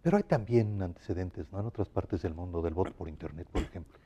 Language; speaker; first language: Spanish; native; Spanish